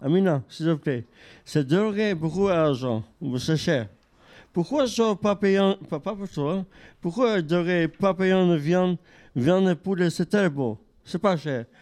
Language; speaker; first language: French; non-native, learner; Albanian